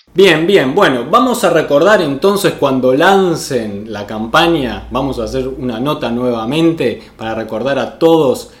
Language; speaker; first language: Spanish; native; Spanish